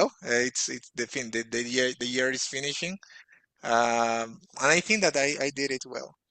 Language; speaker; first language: English; non-native, fluent; Portuguese